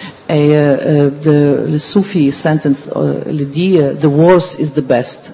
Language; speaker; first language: English; non-native, fluent; Dutch